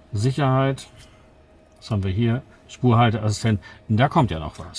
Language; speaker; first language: German; native; German